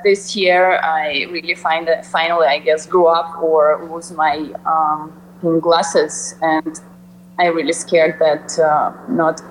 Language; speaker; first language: English; non-native, fluent; Russian